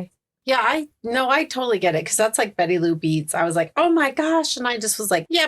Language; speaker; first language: English; native; English